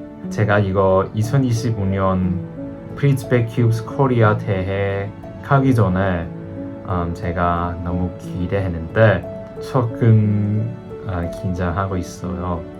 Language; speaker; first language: Korean; non-native, learner; Cantonese